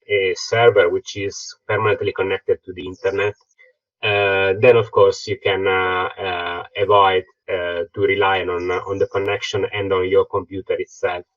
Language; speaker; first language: English; non-native, fluent; Italian